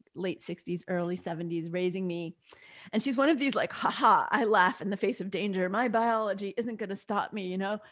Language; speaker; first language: English; native; English